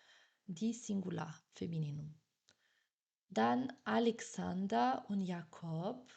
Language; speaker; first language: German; non-native, fluent; French